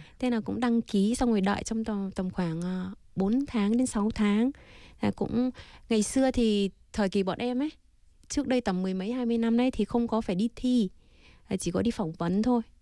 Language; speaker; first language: Vietnamese; native; Vietnamese